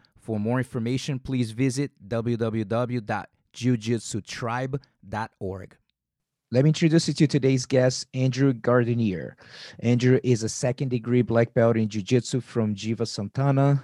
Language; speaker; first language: English; native; English